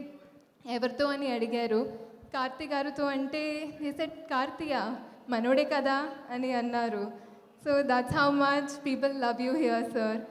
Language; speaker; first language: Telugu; non-native, fluent; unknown